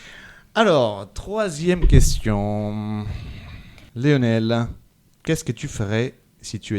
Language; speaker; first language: French; native; French